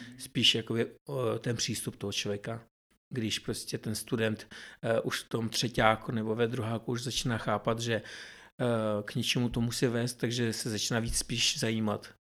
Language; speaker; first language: Czech; early bilingual, other home language; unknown